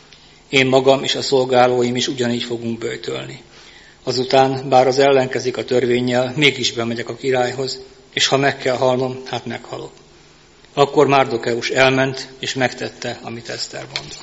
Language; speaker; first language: Hungarian; native; Hungarian